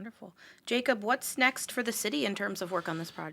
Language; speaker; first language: English; native; English